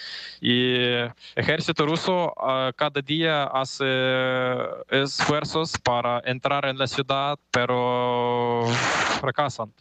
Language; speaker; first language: Spanish; non-native, fluent; Ukrainian